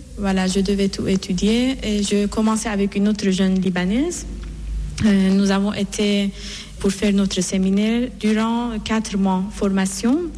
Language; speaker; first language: French; non-native, fluent; Persian